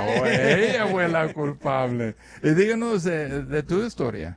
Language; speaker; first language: Spanish; early bilingual, other home language; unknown